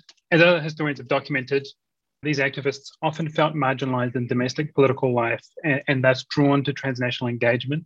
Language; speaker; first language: English; native; English